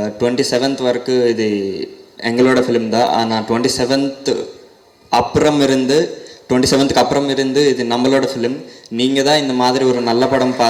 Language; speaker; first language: Tamil; non-native, learner; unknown